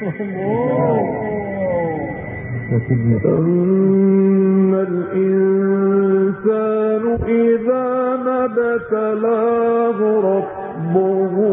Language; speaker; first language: Arabic; native; Arabic